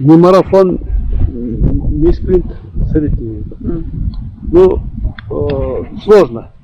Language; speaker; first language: Russian; non-native, local second language; Kyrgyz